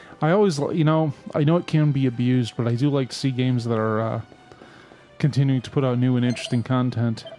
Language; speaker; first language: English; native; English